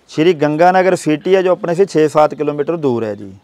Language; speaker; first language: Hindi; native; Hindi